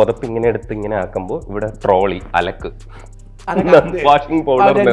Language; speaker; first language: Malayalam; native; Malayalam